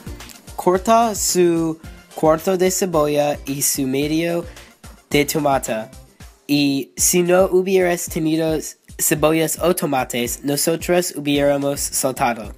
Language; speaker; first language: Spanish; non-native, learner; English